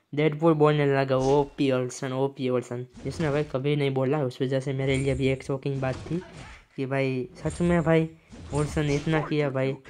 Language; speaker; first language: Hindi; non-native, local second language; Gujarati